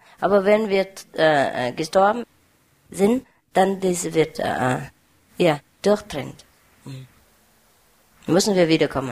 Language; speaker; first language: German; non-native, learner; Vietnamese